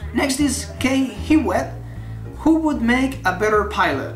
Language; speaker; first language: English; non-native, fluent; Spanish